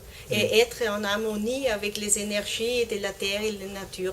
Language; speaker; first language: French; non-native, learner; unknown